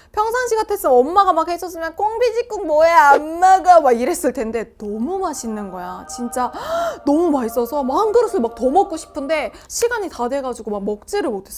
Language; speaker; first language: Korean; native; Korean